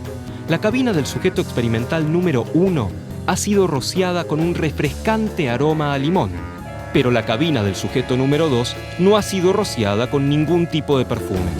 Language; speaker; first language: Spanish; native; Spanish